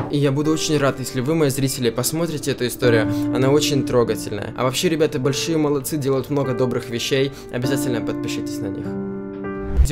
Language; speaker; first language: Russian; native; Russian